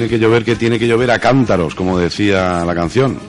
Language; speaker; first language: Spanish; native; Spanish